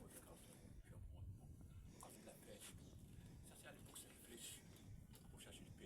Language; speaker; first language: French; non-native, local second language; Arabic